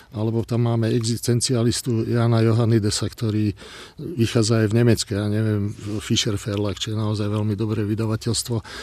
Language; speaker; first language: Slovak; non-native, local second language; Hungarian